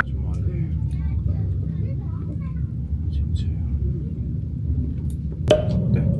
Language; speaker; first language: Korean; non-native, fluent; Mongolian